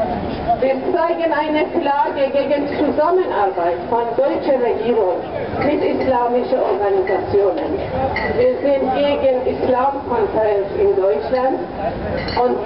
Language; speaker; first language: German; non-native, fluent; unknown